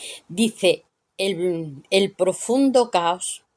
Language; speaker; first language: Spanish; native; Spanish